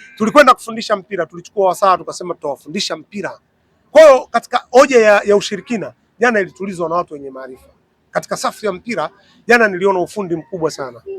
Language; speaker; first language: Swahili; native; Swahili